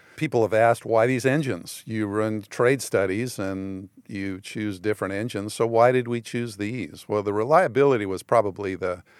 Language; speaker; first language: English; native; English